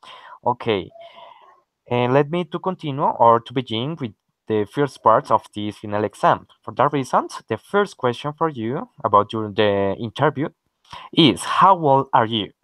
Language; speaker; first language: English; non-native, learner; Spanish